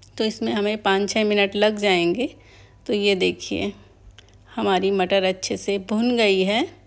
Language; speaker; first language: Hindi; native; Hindi